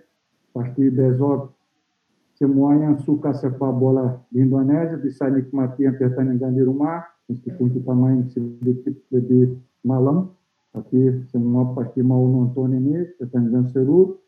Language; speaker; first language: Indonesian; non-native, fluent; Portuguese